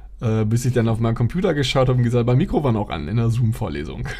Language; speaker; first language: German; native; German